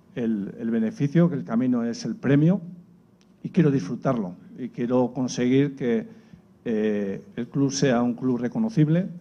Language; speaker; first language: Spanish; native; Spanish